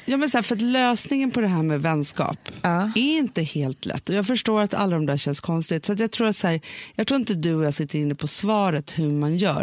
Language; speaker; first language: Swedish; native; Swedish